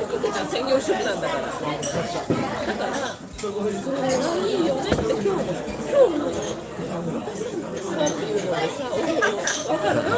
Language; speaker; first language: Japanese; native; Japanese